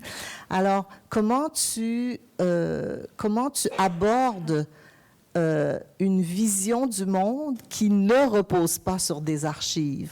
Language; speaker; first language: French; native; French